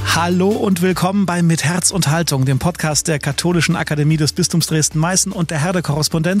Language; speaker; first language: German; native; German